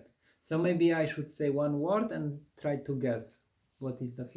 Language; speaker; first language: English; non-native, fluent; Polish